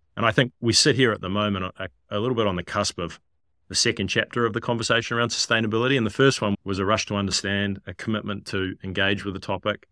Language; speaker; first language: English; native; English